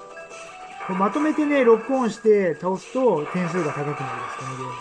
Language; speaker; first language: Japanese; native; Japanese